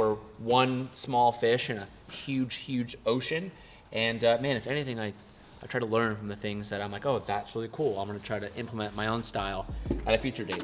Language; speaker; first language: English; native; English